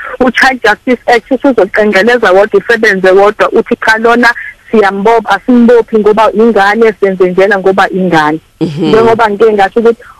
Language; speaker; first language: Zulu; native; Zulu